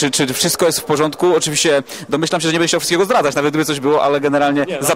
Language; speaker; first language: Polish; native; Polish